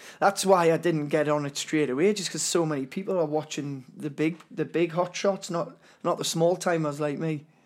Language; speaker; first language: English; native; English